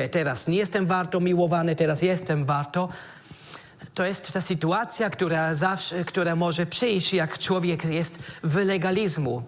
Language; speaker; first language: Polish; non-native, learner; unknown